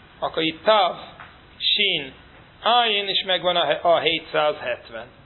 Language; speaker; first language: Hungarian; non-native, fluent; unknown